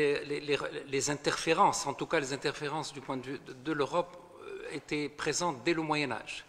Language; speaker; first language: French; non-native, local second language; Arabic